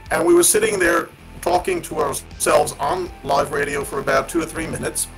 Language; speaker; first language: English; native; English